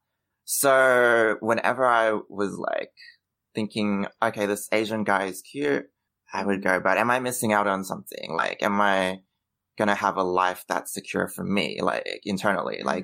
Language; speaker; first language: English; native; English